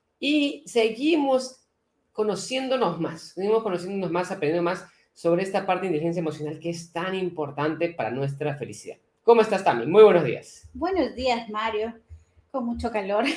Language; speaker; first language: Spanish; native; Spanish